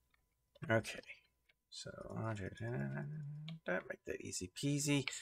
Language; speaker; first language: English; native; English